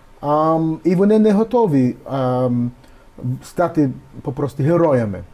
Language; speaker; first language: Ukrainian; early bilingual, heritage; Ukrainian